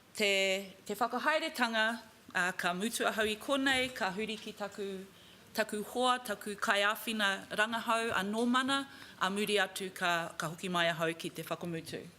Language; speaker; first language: Māori; non-native, local second language; English